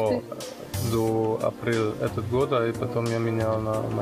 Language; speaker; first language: Russian; non-native, learner; German